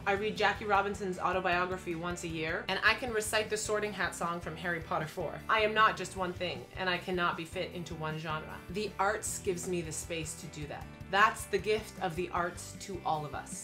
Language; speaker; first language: English; native; English